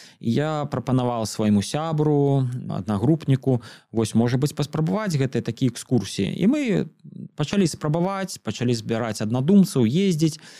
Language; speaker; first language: Belarusian; native; Belarusian